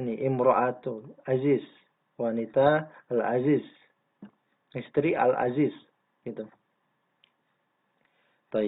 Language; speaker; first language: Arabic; non-native, fluent; Indonesian